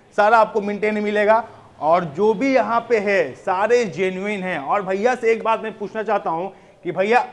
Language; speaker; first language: Hindi; native; Hindi